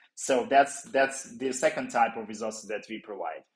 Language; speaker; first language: English; non-native, fluent; Ukrainian